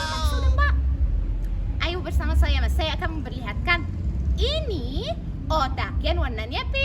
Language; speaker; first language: Indonesian; non-native, learner; Arabic